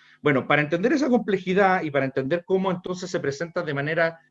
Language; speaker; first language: Spanish; native; Spanish